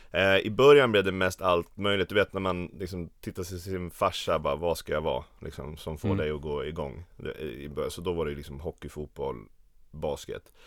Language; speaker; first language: Swedish; native; Swedish